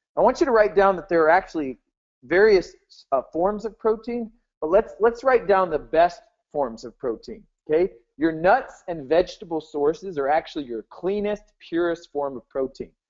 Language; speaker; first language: English; native; English